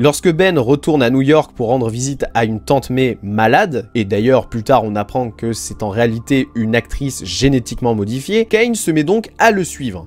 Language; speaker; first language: French; native; French